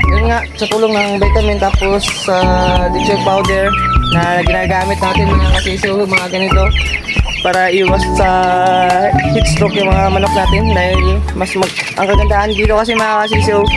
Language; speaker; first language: Filipino; non-native, local second language; Cebuano